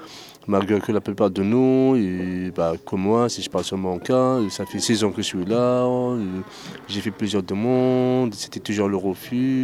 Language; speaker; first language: French; non-native, fluent; Arabic